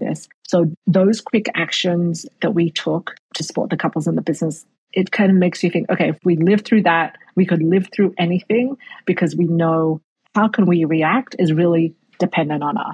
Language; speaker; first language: English; native; English